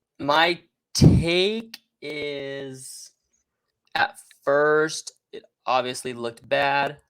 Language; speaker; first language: English; native; English